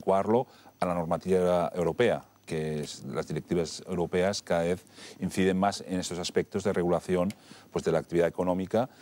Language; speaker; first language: Spanish; non-native, local second language; Catalan